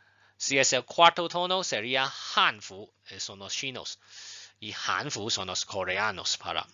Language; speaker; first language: Spanish; non-native, fluent; Chinese